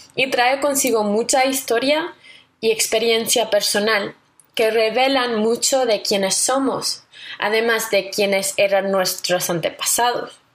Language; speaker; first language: Spanish; non-native, learner; English